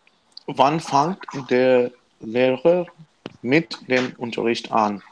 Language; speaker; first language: German; non-native, learner; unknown